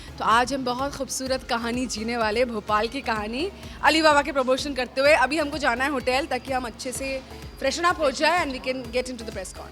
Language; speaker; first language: Hindi; non-native, local second language; Bangla